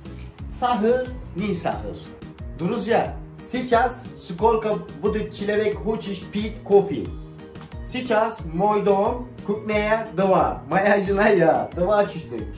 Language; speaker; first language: Russian; non-native, learner; Turkish